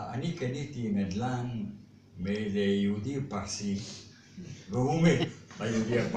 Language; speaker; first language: Hebrew; non-native, fluent; Arabic